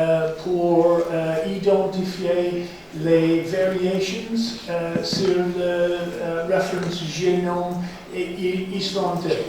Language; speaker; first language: French; non-native, fluent; English